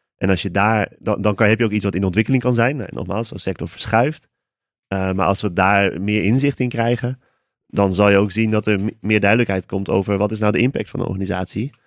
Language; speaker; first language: Dutch; native; Dutch